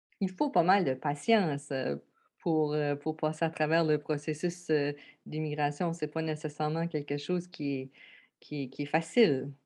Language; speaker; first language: French; native; French